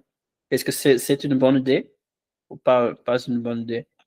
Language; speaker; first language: French; non-native, fluent; Portuguese